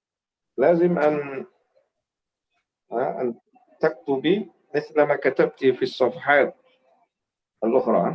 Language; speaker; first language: Arabic; non-native, fluent; Indonesian